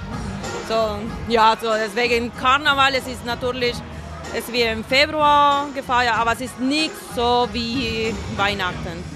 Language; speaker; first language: German; non-native, fluent; Spanish